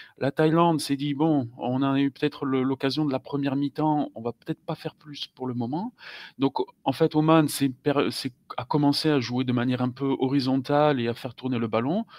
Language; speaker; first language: French; native; French